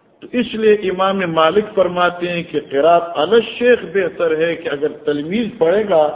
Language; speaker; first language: Urdu; non-native, local second language; Northern Hindko